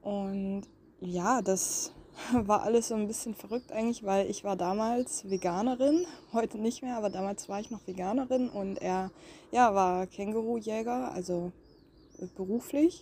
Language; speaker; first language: German; native; German